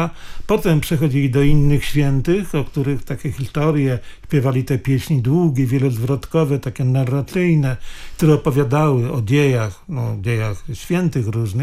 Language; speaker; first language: Polish; native; Polish